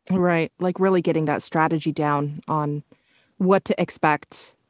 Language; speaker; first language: English; native; English